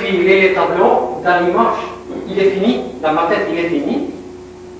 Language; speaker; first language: French; non-native, learner; Spanish